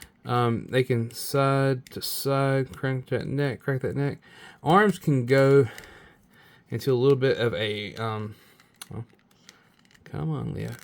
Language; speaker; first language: English; native; English